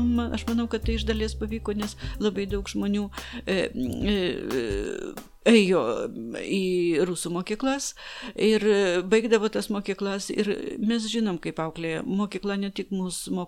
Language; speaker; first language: Lithuanian; non-native, local second language; Polish